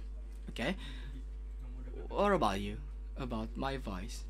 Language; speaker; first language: English; non-native, learner; Indonesian